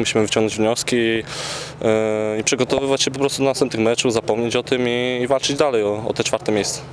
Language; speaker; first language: Polish; native; Polish